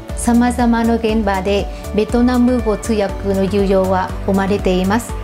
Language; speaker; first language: Japanese; non-native, fluent; Vietnamese